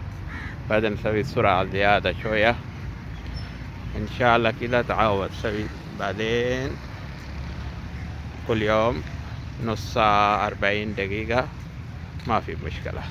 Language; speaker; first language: Arabic; non-native, learner; Urdu